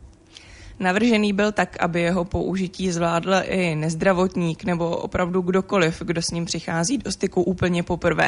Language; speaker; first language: Czech; native; Czech